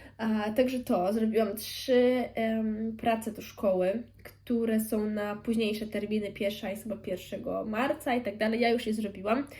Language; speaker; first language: Polish; early bilingual, heritage; Polish